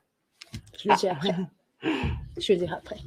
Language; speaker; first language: French; native; French